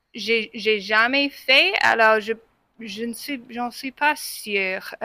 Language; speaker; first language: French; non-native, fluent; English